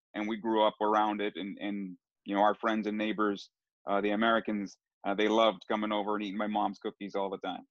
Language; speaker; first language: English; early bilingual, other home language; Sicilian